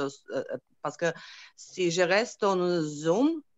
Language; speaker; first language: French; non-native, learner; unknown